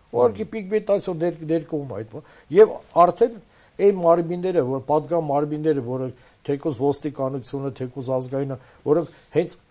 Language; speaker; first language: Armenian; native; Armenian